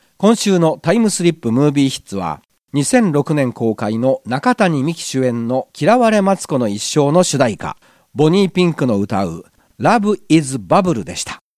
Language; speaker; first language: Japanese; native; Japanese